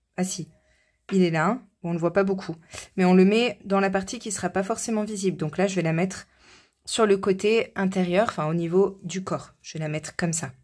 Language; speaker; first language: French; native; French